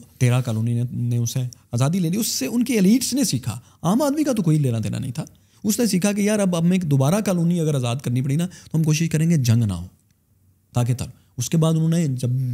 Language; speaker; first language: Urdu; native; Urdu